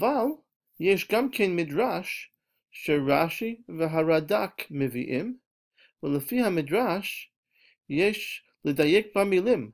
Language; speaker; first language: Hebrew; non-native, fluent; English